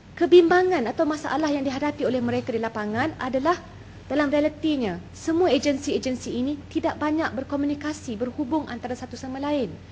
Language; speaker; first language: Malay; native; Malay